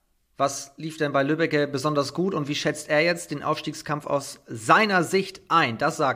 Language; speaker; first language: German; native; German